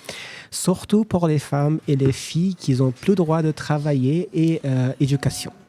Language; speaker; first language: French; non-native, learner; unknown